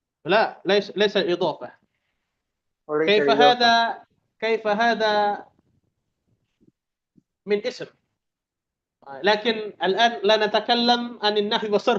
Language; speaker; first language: Arabic; non-native, fluent; Indonesian